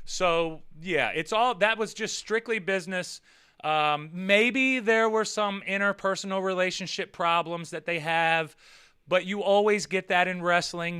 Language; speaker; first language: English; native; English